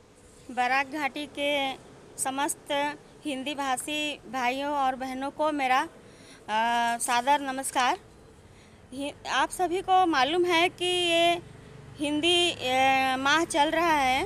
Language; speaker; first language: Hindi; native; Hindi